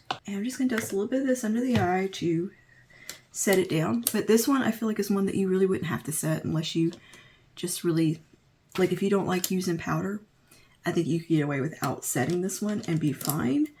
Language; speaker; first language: English; native; English